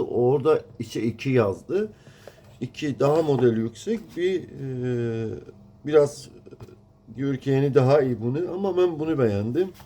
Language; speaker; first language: Turkish; non-native, learner; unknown